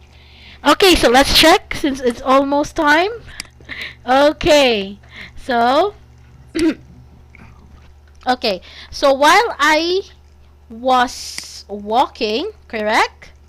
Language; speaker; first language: English; non-native, fluent; Cebuano